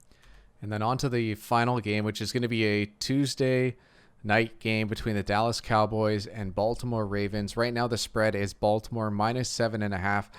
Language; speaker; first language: English; native; English